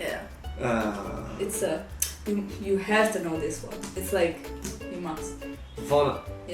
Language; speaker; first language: English; non-native, fluent; Croatian